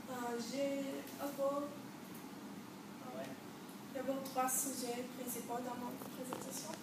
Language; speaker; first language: French; non-native, learner; English